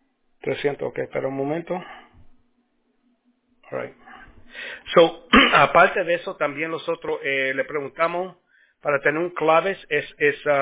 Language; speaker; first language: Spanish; early bilingual, heritage; Spanish